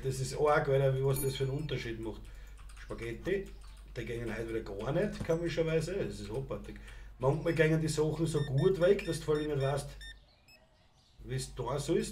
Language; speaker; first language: German; native; German